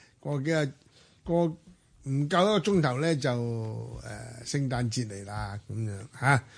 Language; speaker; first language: Cantonese; native; Cantonese